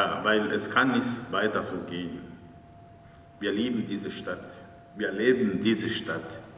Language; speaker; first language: German; non-native, fluent; Portuguese